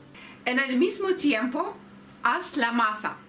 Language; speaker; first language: Spanish; non-native, learner; Russian